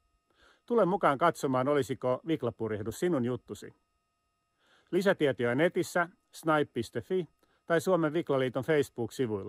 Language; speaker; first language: Finnish; native; Finnish